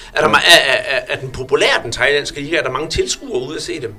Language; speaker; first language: Danish; native; Danish